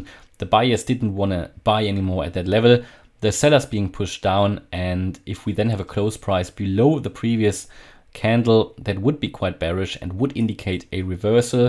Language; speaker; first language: English; non-native, fluent; German